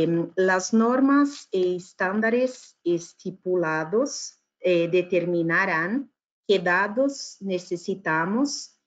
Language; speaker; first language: Spanish; non-native, fluent; Portuguese